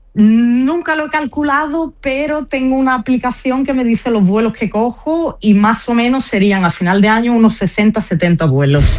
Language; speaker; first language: Spanish; native; Spanish